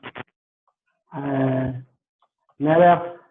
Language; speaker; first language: English; non-native, learner; Spanish